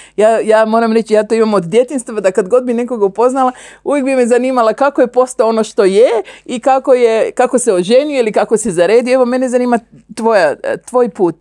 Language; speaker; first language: Croatian; native; Croatian